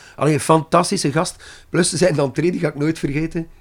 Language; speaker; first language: Dutch; non-native, fluent; French